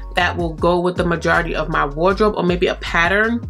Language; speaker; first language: English; native; English